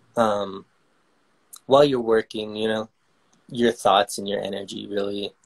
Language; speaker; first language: English; native; English